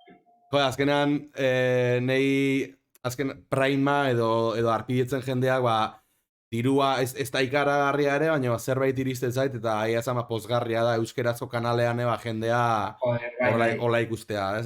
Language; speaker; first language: Basque; native; Basque